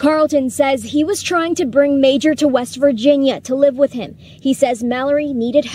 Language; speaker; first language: English; native; English